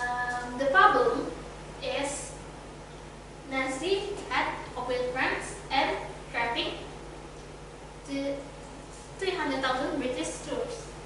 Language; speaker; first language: English; non-native, fluent; Indonesian